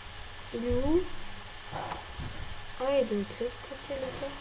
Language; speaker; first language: French; native; French